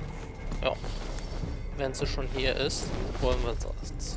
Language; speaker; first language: German; native; German